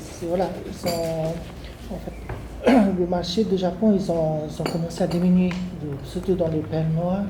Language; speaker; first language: French; non-native, learner; Japanese